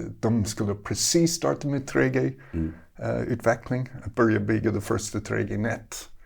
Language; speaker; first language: Swedish; non-native, fluent; English